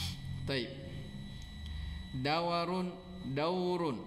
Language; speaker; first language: Arabic; non-native, fluent; Indonesian